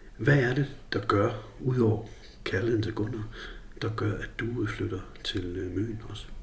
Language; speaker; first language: Danish; native; Danish